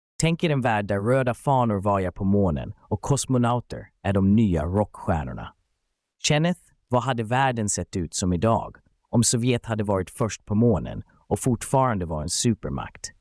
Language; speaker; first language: Swedish; native; Swedish